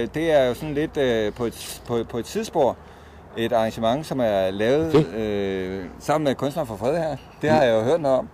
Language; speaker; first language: Danish; native; Danish